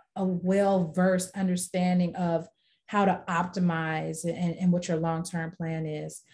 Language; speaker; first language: English; native; English